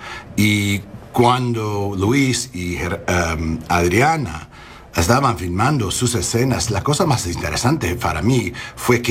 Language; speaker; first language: Spanish; non-native, learner; English